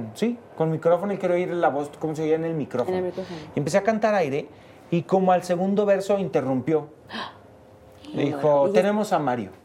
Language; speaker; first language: Spanish; native; Spanish